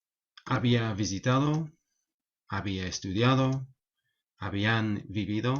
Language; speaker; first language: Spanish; non-native, fluent; English